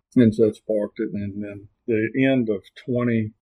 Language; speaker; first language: English; native; English